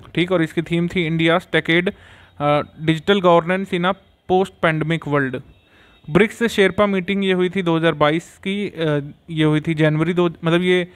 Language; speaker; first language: Hindi; native; Hindi